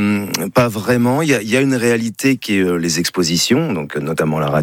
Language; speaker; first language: French; native; French